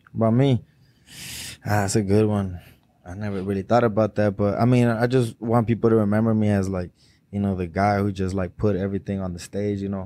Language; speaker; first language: English; early bilingual, other home language; Spanish